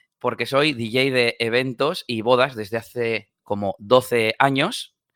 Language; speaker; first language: Spanish; native; Spanish